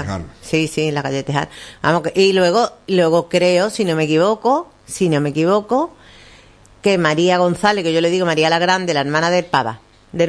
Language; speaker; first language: Spanish; native; Spanish